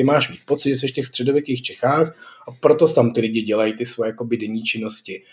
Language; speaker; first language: Czech; native; Czech